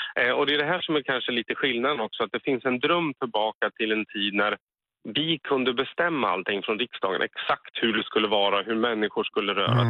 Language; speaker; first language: Swedish; native; Swedish